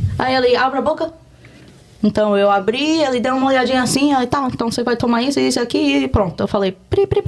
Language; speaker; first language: Portuguese; non-native, fluent; English